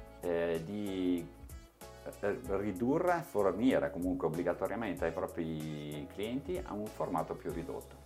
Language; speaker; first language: Italian; native; Italian